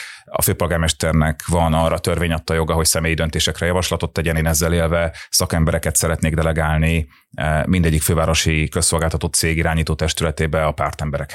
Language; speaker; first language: Hungarian; native; Hungarian